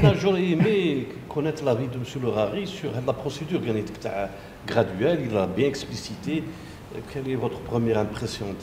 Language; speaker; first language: French; non-native, local second language; Arabic